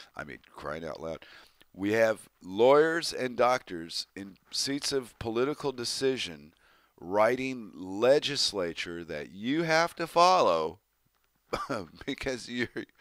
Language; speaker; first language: English; native; English